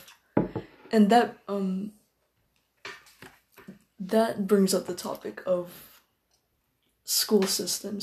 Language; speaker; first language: English; non-native, local second language; Filipino